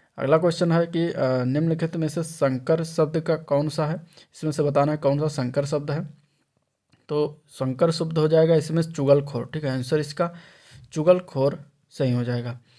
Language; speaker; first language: Hindi; native; Hindi